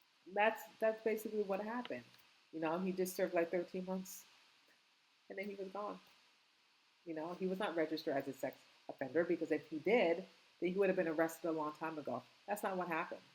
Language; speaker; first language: English; native; English